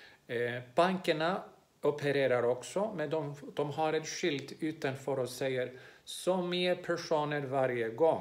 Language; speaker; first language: Swedish; non-native, fluent; Greek